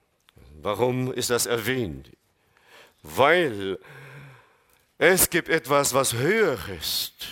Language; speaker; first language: German; non-native, fluent; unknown